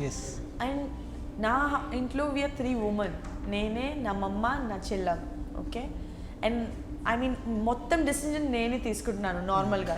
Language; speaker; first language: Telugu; non-native, learner; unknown